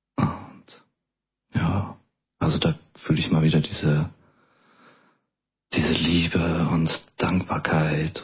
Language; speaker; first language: German; native; German